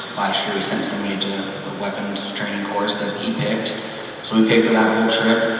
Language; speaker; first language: English; native; English